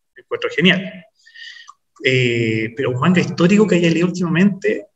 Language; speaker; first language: Spanish; native; Spanish